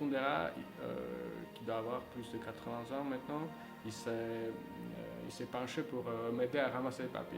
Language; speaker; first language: French; non-native, fluent; Slovak